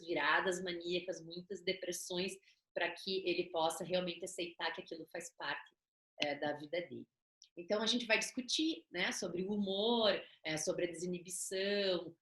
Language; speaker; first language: Portuguese; native; Portuguese